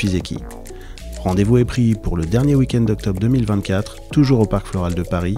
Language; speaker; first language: French; native; French